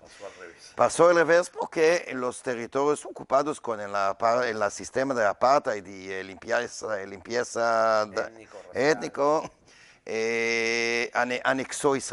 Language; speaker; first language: Spanish; non-native, learner; Hebrew